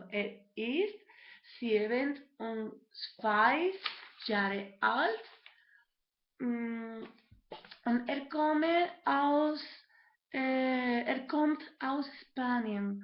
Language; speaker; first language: German; non-native, learner; Spanish